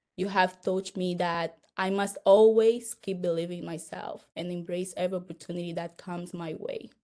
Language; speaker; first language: English; non-native, fluent; Portuguese